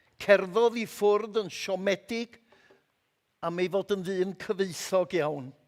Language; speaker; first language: Welsh; native; Welsh